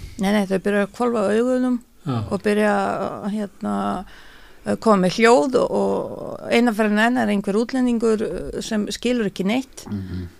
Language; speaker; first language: Icelandic; non-native, fluent; Bosnian